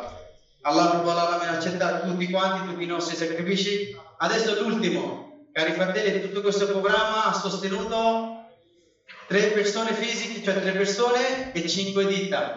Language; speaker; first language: Italian; non-native, fluent; Bangla